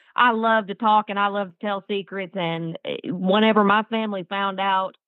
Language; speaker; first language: English; native; English